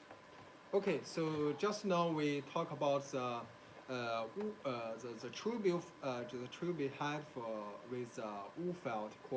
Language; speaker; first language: English; non-native, learner; Chinese